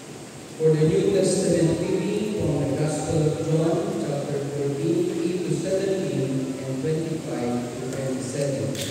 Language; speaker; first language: English; non-native, local second language; Filipino